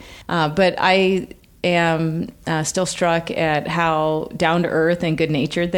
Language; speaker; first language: English; native; English